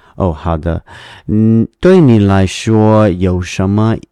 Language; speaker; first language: Chinese; non-native, learner; English